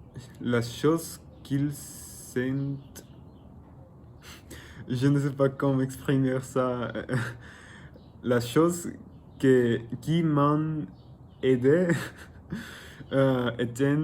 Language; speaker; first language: French; non-native, learner; Spanish